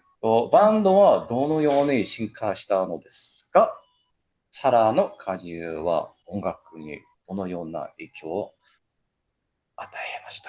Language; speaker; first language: Japanese; non-native, fluent; English